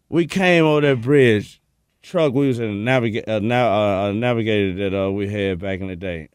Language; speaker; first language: English; native; English